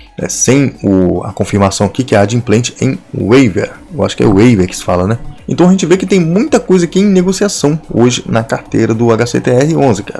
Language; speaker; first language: Portuguese; native; Portuguese